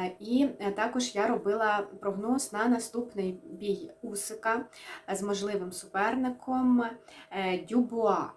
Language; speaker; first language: Ukrainian; non-native, local second language; Russian